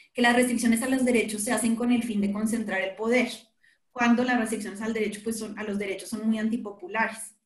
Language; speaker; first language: Spanish; native; Spanish